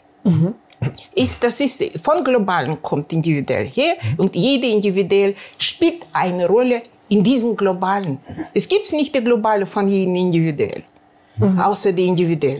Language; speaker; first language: German; non-native, learner; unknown